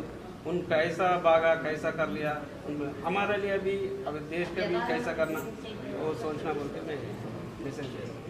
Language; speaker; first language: Hindi; non-native, local second language; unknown